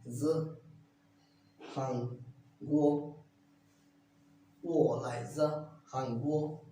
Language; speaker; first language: Chinese; non-native, learner; Bangla